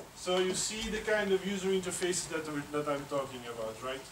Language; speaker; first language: English; non-native, fluent; Dutch